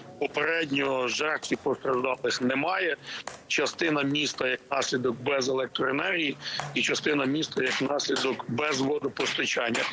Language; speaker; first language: Ukrainian; native; Ukrainian